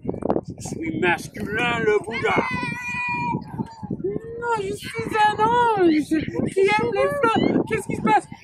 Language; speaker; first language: French; non-native, learner; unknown